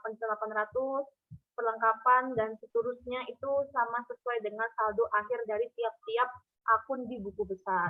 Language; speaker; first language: Indonesian; native; Indonesian